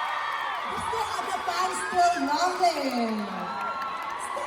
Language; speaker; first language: English; non-native, local second language; Filipino